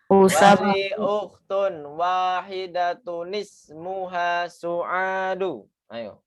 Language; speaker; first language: Arabic; non-native, fluent; Indonesian